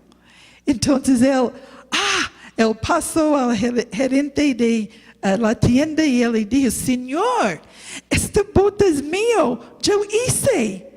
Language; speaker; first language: Spanish; non-native, learner; English